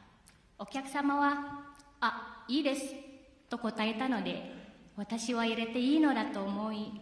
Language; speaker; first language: Japanese; non-native, fluent; Indonesian